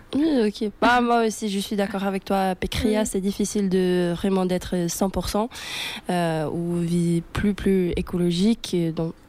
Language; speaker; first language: French; non-native, learner; Swedish